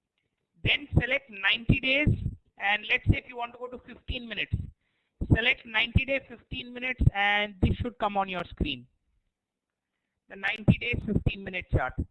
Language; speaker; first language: English; non-native, local second language; Hindi